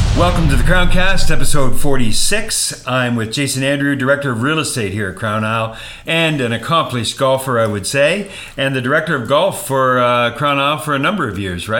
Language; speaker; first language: English; native; English